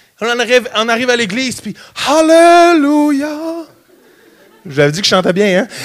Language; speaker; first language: French; native; French